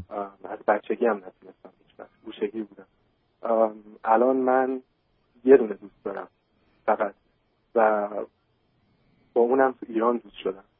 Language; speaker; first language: Persian; early bilingual, heritage; Persian